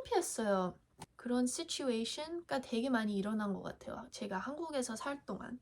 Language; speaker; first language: Korean; early bilingual, heritage; English